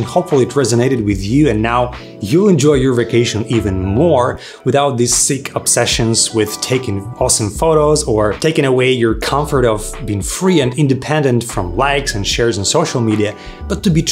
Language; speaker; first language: English; non-native, fluent; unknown